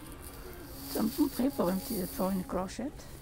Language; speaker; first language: French; non-native, local second language; Arabic